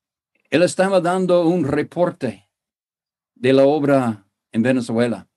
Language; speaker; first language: Spanish; non-native, fluent; English